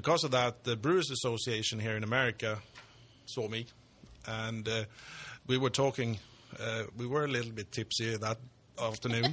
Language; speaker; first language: English; non-native, fluent; Swedish